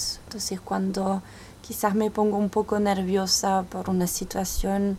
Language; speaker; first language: Spanish; early bilingual, heritage; French